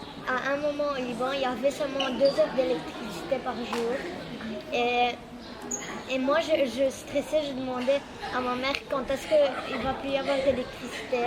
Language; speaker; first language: French; non-native, local second language; Arabic